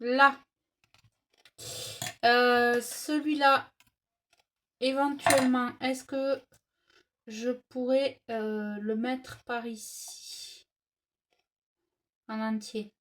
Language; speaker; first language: French; native; French